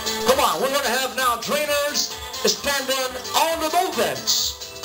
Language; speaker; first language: English; non-native, fluent; Spanish